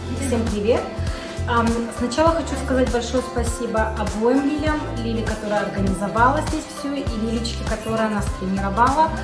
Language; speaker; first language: Russian; native; Russian